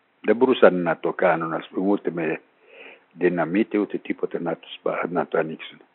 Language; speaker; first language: Greek; non-native, fluent; Persian